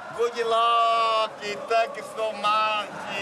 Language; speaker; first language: English; non-native, learner; Portuguese